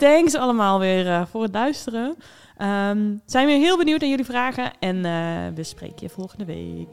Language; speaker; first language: Dutch; native; Dutch